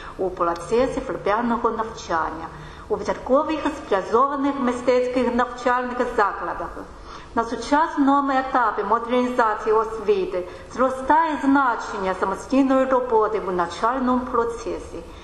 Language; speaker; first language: Ukrainian; non-native, learner; Chinese